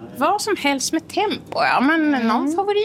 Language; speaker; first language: Swedish; native; Swedish